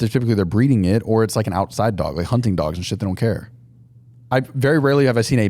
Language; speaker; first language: English; native; English